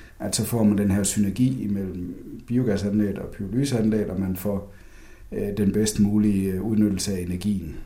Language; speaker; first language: Danish; native; Danish